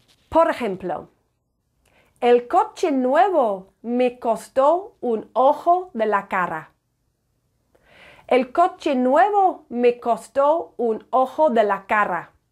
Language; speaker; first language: Spanish; non-native, fluent; English